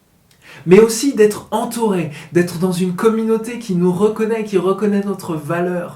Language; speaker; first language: French; native; French